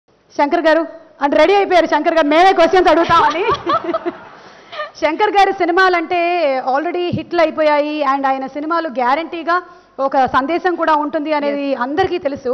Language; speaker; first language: Telugu; native; Telugu